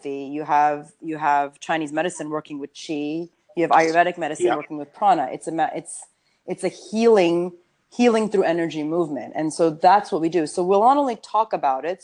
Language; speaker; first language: English; early bilingual, other home language; Urdu